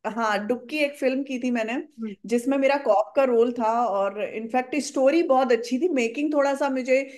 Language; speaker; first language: Hindi; native; Hindi